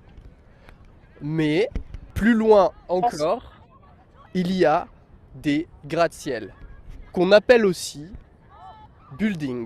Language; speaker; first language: French; native; French